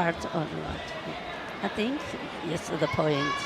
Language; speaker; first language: English; non-native, learner; Chinese